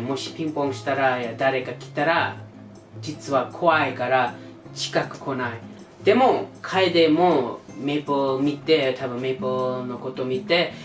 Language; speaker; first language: Japanese; non-native, learner; English